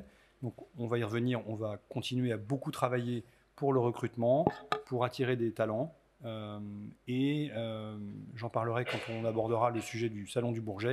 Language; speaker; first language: French; native; French